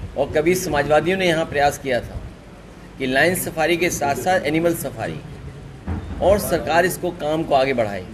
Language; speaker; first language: Hindi; native; Hindi